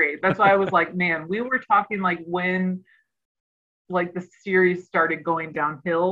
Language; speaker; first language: English; native; English